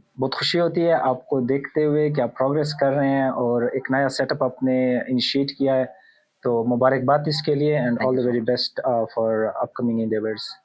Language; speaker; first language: Urdu; non-native, local second language; Pashto